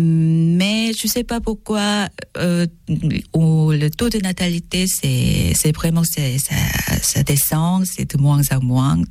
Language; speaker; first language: French; non-native, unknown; Korean